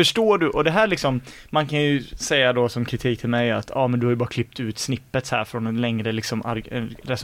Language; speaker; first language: Swedish; native; Swedish